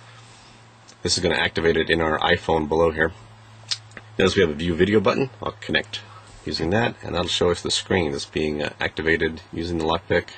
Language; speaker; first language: English; native; English